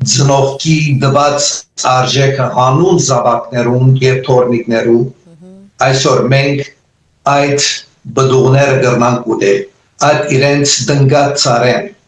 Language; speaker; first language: Armenian; early bilingual, heritage; Armenian